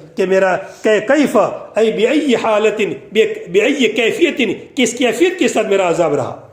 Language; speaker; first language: Urdu; non-native, local second language; Gujarati